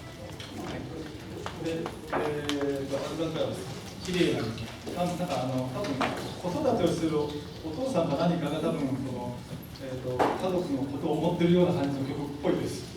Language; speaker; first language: Japanese; native; Japanese